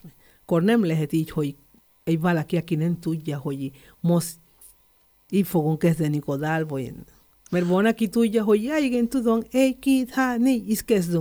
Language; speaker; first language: Hungarian; non-native, learner; Spanish